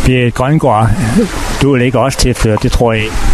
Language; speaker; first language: Danish; native; Danish